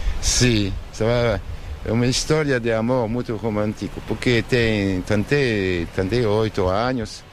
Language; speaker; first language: Portuguese; non-native, learner; French